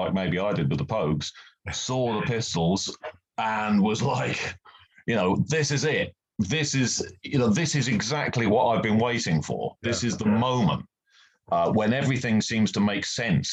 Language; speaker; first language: English; native; English